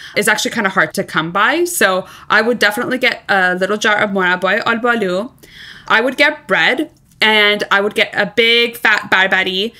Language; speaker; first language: English; early bilingual, other home language; Persian